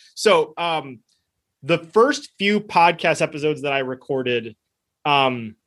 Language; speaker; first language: English; early bilingual, other home language; Spanish